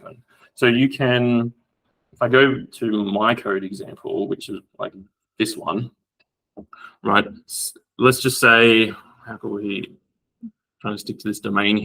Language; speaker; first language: English; native; English